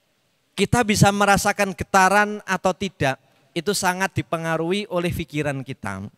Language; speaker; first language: Indonesian; native; Indonesian